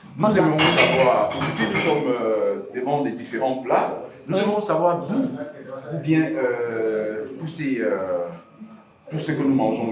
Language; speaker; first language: French; native; French